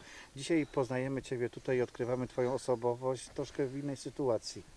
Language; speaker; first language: Polish; native; Polish